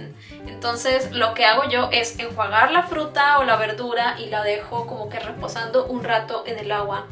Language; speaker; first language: Spanish; native; Spanish